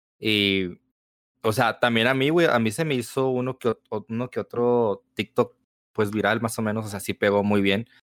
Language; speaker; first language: Spanish; early bilingual, heritage; Spanish